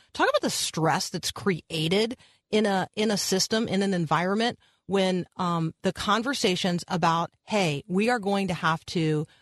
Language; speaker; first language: English; native; English